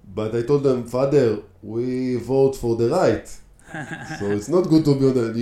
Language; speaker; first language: English; non-native, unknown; Hebrew